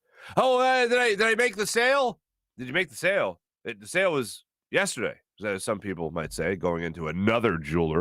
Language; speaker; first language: English; native; English